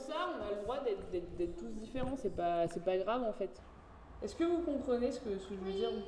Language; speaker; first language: French; native; French